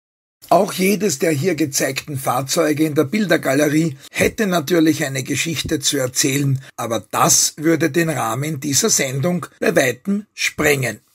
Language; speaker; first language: German; native; German